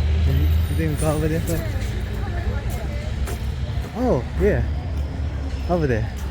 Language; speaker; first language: English; non-native, learner; Vietnamese